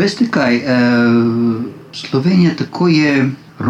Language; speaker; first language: Slovenian; non-native, learner; Armenian